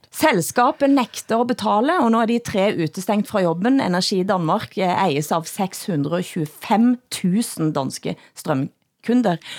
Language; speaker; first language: Norwegian; native; Norwegian